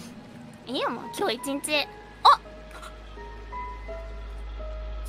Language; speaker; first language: Japanese; native; Japanese